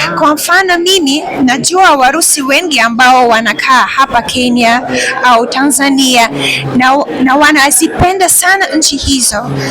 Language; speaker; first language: Swahili; non-native, fluent; Russian